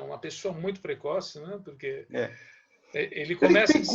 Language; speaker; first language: Portuguese; native; Portuguese